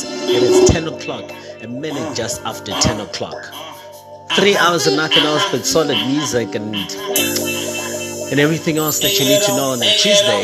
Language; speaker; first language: English; non-native, local second language; Zulu